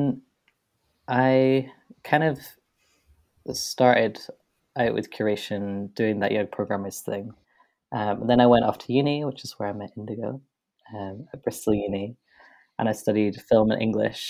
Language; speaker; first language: English; native; English